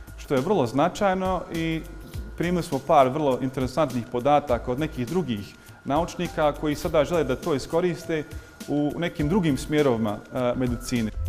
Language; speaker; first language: Bosnian; early bilingual, heritage; Bosnian